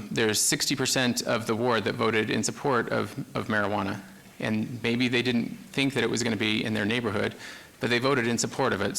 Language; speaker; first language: English; native; English